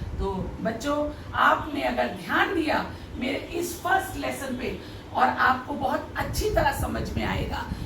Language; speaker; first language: Hindi; native; Hindi